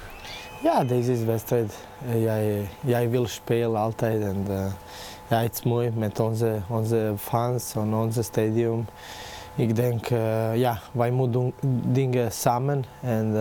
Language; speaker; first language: Dutch; non-native, learner; Serbian